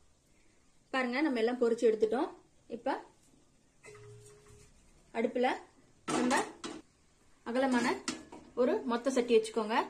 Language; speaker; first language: Tamil; native; Tamil